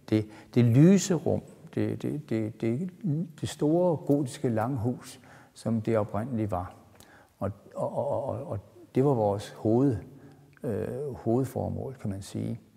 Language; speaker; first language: Danish; native; Danish